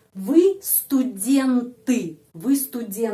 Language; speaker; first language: Russian; non-native, fluent; Indonesian